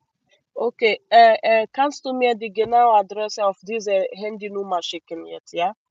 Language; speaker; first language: German; non-native, learner; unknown